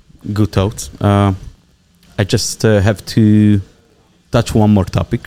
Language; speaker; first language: English; non-native, fluent; Hungarian